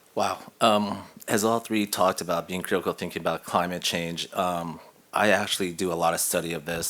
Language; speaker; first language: English; native; English